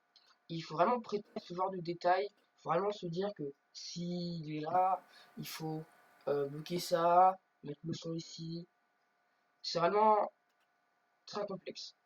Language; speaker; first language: French; native; French